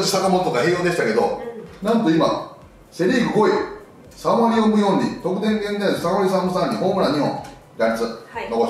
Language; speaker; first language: Japanese; native; Japanese